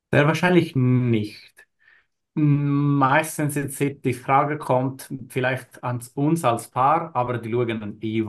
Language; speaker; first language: German; non-native, learner; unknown